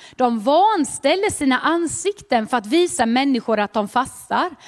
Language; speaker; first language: Swedish; native; Swedish